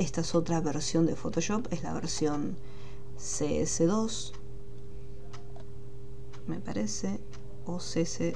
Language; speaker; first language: Spanish; native; Spanish